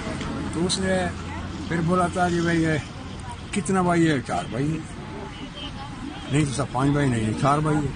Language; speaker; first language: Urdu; non-native, local second language; Pashto